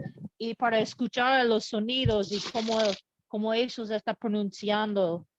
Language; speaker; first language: Spanish; non-native, learner; English